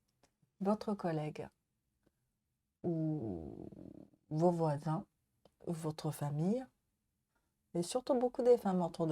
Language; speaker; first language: French; non-native, learner; Japanese